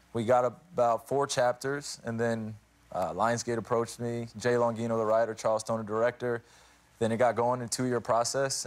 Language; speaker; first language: English; native; English